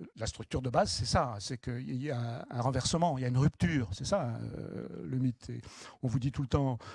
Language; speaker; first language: French; native; French